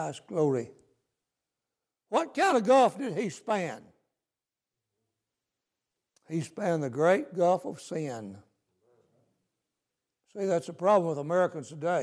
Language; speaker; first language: English; native; English